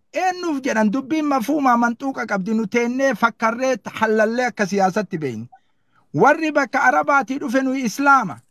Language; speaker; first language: Oromo; native; Oromo